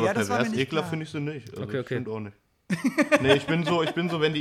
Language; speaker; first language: German; native; German